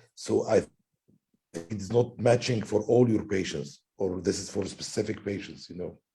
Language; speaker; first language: English; non-native, fluent; Arabic